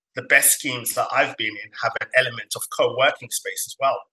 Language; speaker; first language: English; non-native, fluent; Somali